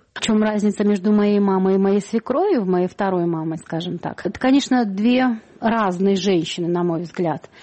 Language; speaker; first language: Russian; native; Russian